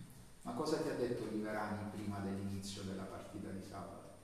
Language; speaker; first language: Italian; native; Italian